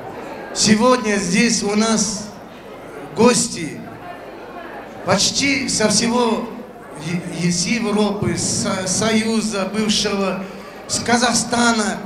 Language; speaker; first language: Russian; non-native, local second language; Kurdish